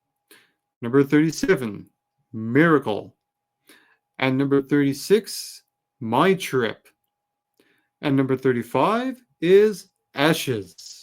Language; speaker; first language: English; native; English